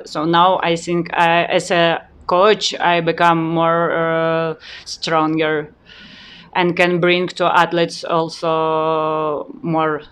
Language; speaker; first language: English; non-native, learner; Ukrainian